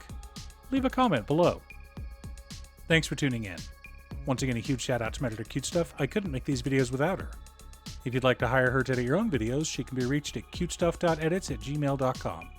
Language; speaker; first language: English; native; English